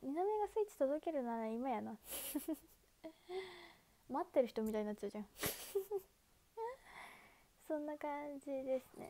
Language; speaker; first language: Japanese; native; Japanese